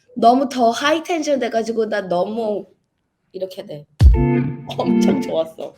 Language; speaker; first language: Korean; early bilingual, heritage; Portuguese